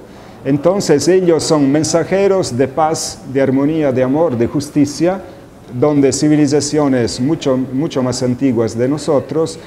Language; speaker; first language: Spanish; non-native, fluent; Italian